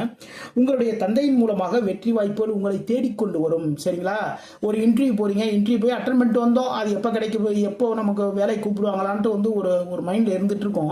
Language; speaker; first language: Tamil; native; Tamil